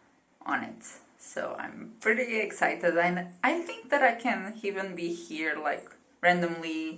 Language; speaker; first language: English; non-native, fluent; Portuguese